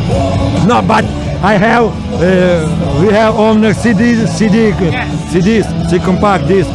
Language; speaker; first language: English; non-native, learner; Ukrainian